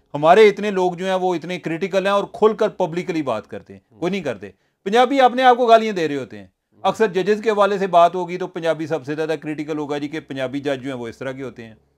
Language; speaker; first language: Urdu; non-native, local second language; Punjabi